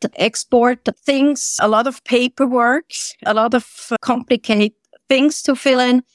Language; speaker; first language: English; non-native, fluent; German